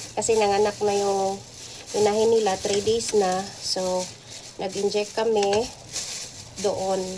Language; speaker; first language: Filipino; non-native, local second language; Cebuano